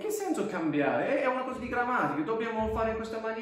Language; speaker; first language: Italian; non-native, fluent; English